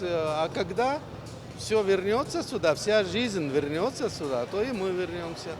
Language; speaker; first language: Russian; non-native, fluent; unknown